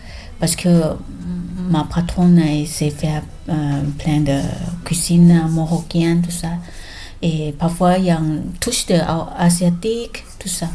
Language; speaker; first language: French; non-native, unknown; Thai